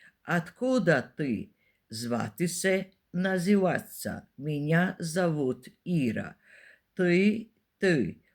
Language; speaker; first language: Russian; non-native, fluent; Serbian